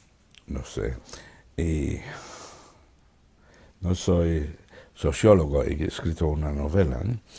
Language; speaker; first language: Spanish; non-native, fluent; Dutch